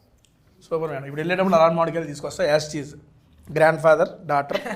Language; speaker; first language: Telugu; native; Telugu